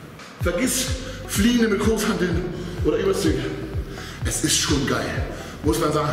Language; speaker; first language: German; native; German